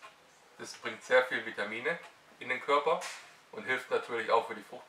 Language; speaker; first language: German; native; German